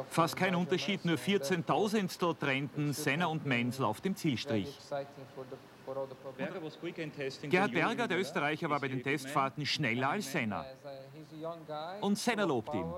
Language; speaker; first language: German; native; German